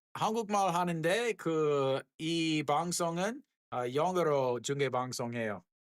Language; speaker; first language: Korean; non-native, learner; English